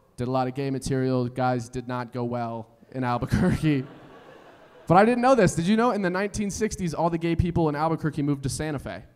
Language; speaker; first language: English; native; English